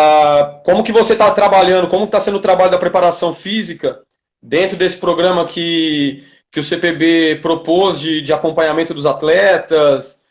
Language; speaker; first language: Portuguese; native; Portuguese